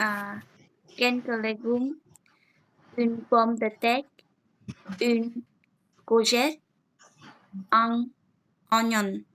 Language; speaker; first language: French; non-native, learner; Vietnamese